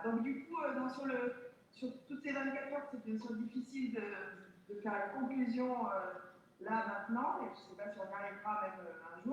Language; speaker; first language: French; native; French